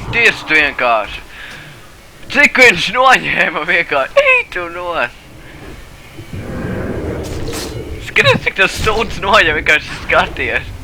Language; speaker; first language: Latvian; native; Latvian